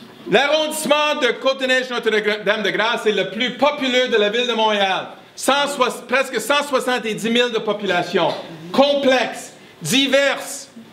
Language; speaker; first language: French; non-native, fluent; English